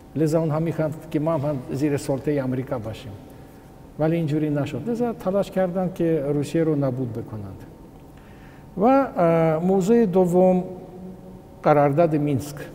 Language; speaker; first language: Persian; non-native, fluent; Russian